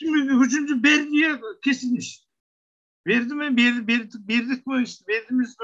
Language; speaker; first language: Turkish; non-native, learner; Kazakh